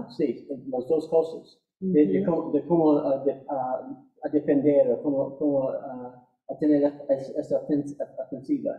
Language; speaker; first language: Spanish; non-native, fluent; English